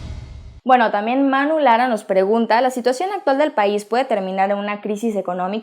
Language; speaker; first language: Spanish; native; Spanish